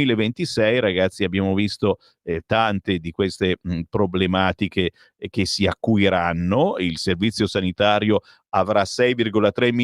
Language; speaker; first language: Italian; native; Italian